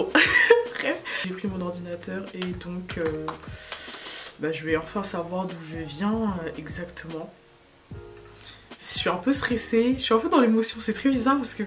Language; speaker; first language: French; native; French